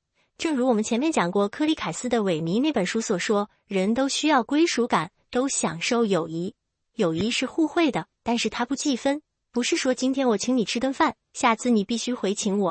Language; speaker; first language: Chinese; native; Chinese